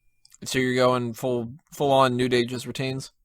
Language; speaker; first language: English; native; English